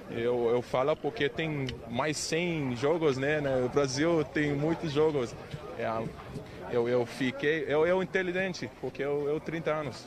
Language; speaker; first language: Portuguese; non-native, learner; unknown